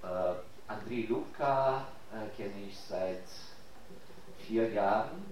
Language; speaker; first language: German; non-native, fluent; Ukrainian